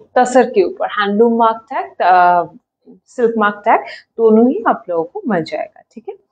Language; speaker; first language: Hindi; non-native, local second language; Bangla